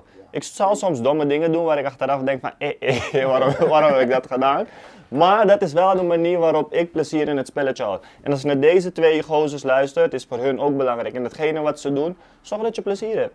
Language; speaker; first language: Dutch; native; Dutch